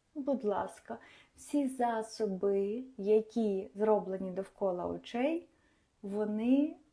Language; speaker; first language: Ukrainian; non-native, local second language; Russian